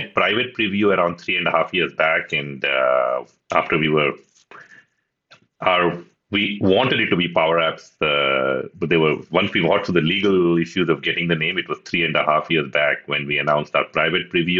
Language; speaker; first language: English; non-native, local second language; Hindi